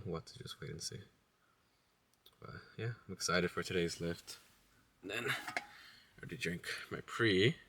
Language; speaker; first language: English; native; English